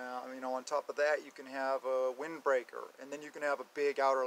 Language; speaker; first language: English; native; English